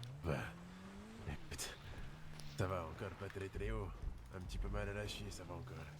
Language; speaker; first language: French; native; French